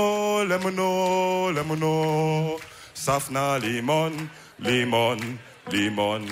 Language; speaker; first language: German; early bilingual, other home language; Wolof